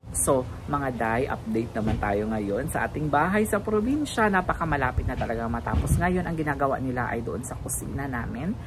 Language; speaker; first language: Filipino; non-native, local second language; Cebuano